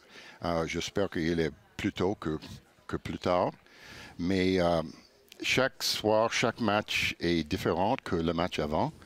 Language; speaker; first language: French; non-native, fluent; English